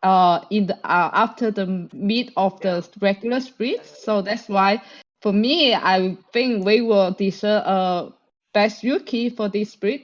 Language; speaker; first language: English; non-native, fluent; Chinese